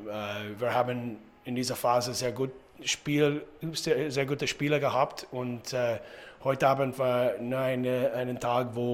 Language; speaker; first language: German; non-native, fluent; English